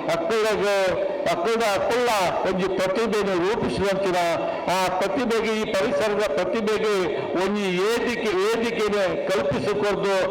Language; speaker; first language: Kannada; non-native, local second language; Tulu